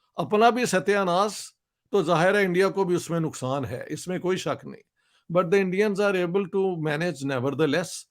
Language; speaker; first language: Urdu; non-native, local second language; Punjabi